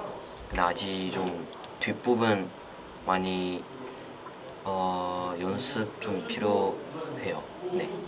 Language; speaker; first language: Korean; non-native, learner; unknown